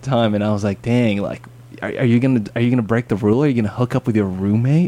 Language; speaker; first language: English; native; English